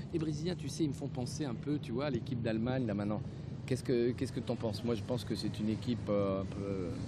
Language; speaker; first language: French; native; French